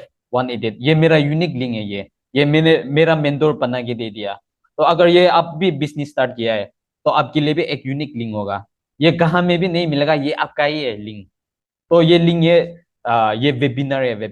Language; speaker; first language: Hindi; non-native, local second language; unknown